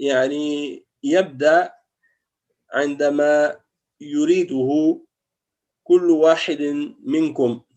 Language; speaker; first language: Arabic; non-native, fluent; French